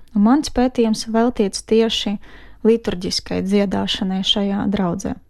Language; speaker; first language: Latvian; non-native, fluent; Ukrainian